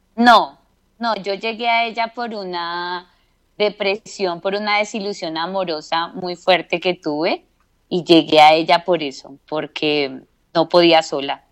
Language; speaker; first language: Spanish; native; Spanish